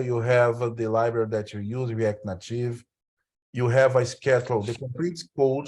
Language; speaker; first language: English; non-native, learner; Portuguese